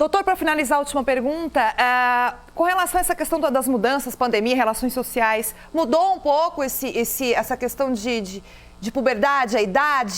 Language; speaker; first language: Portuguese; native; Portuguese